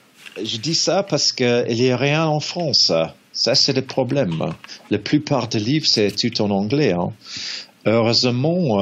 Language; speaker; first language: French; non-native, learner; English